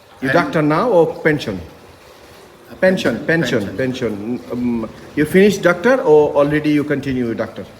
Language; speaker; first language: English; non-native, learner; Bangla